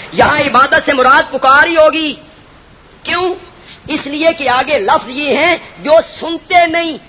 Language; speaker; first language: Urdu; non-native, local second language; Punjabi